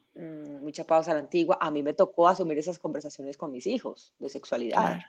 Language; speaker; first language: Spanish; native; Spanish